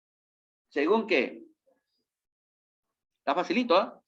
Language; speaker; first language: Spanish; native; Spanish